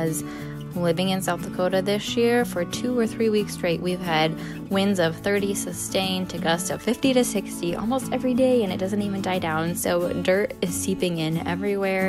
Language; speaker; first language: English; native; English